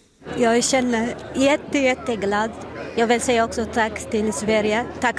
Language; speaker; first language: Swedish; non-native, learner; Arabic